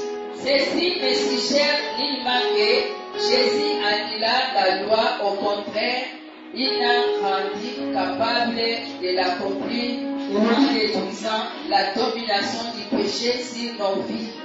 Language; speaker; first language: French; non-native, local second language; Lingala